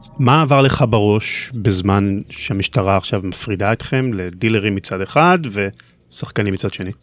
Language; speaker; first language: Hebrew; native; Hebrew